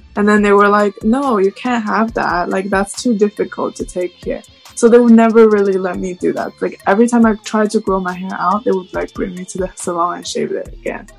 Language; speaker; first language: English; non-native, fluent; Chinese